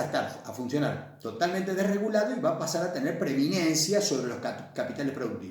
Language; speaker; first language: Spanish; native; Spanish